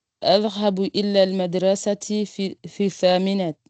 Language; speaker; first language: Arabic; non-native, learner; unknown